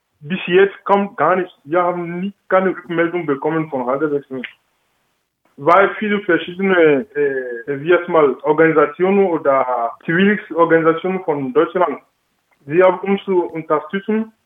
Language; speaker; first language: German; non-native, learner; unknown